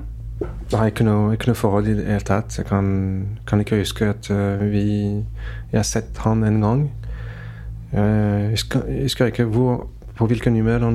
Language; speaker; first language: Norwegian; non-native, fluent; French